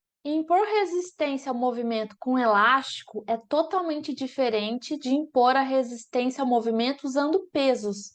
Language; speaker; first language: Portuguese; native; Portuguese